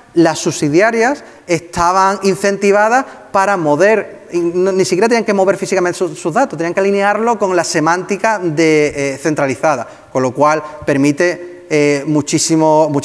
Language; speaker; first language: Spanish; native; Spanish